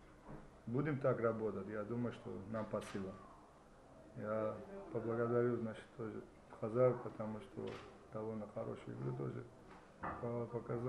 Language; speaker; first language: Russian; non-native, fluent; Georgian